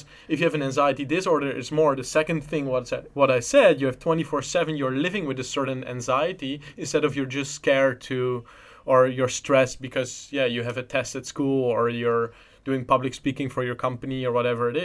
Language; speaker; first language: English; non-native, fluent; Dutch